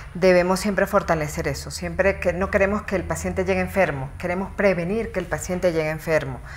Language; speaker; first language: Spanish; native; Spanish